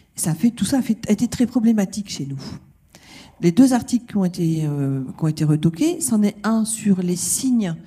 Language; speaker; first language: French; native; French